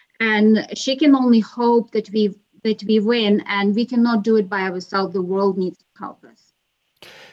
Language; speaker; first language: English; non-native, fluent; Ukrainian